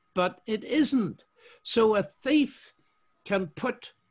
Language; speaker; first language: English; native; English